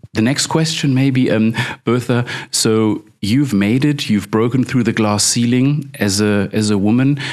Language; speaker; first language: English; early bilingual, other home language; German